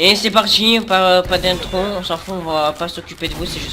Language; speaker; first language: French; native; French